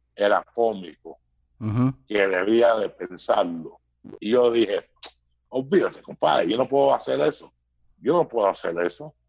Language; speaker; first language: Spanish; early bilingual, heritage; Spanish